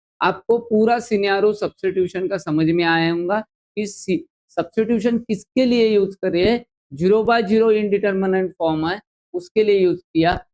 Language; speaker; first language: Hindi; non-native, local second language; Marathi